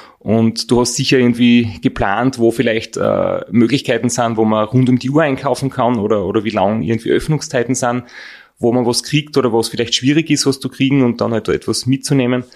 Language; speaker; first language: German; native; German